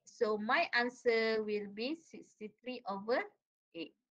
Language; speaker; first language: English; non-native, local second language; Malay